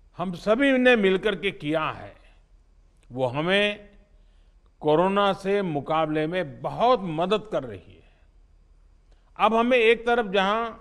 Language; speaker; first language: Hindi; non-native, local second language; Gujarati